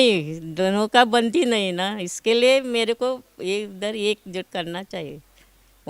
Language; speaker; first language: Hindi; non-native, local second language; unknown